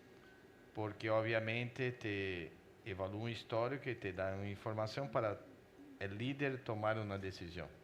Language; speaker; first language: Spanish; non-native, fluent; Portuguese